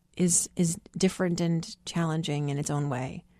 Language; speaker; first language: English; early bilingual, other home language; Persian